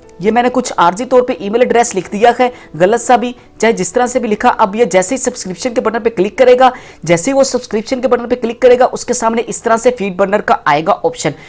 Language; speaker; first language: Urdu; non-native, local second language; Punjabi